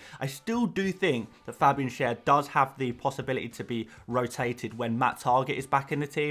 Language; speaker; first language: English; native; English